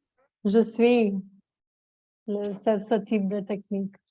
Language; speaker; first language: French; non-native, learner; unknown